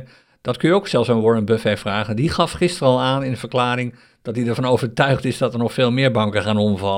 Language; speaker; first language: Dutch; native; Dutch